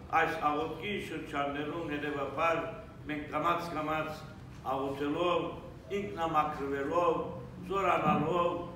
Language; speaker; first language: Armenian; early bilingual, heritage; Armenian